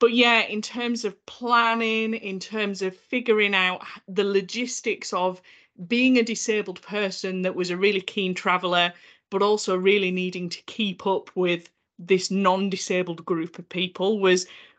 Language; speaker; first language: English; native; English